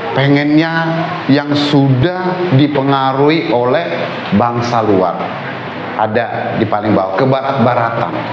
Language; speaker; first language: Indonesian; native; Indonesian